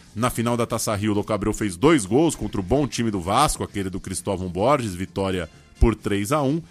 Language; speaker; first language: Portuguese; native; Portuguese